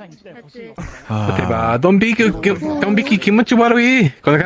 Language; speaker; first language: Japanese; non-native, learner; Spanish